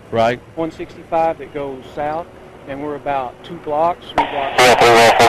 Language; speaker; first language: English; native; English